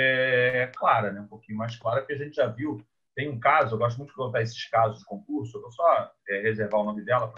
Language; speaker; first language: Portuguese; native; Portuguese